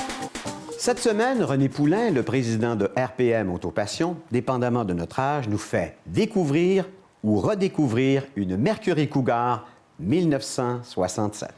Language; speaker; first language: French; native; French